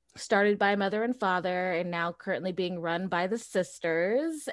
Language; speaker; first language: English; early bilingual, other home language; Portuguese